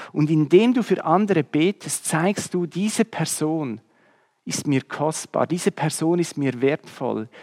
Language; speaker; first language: German; native; German